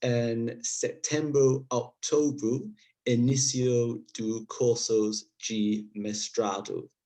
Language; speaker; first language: Portuguese; non-native, learner; English